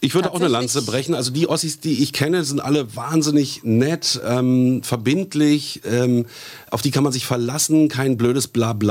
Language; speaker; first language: German; native; German